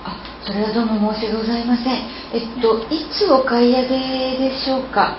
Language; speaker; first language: Japanese; native; Japanese